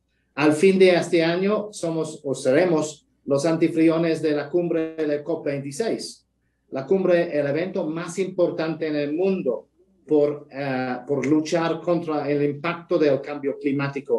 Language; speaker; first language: Spanish; non-native, fluent; English